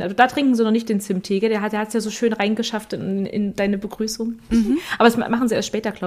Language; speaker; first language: German; native; German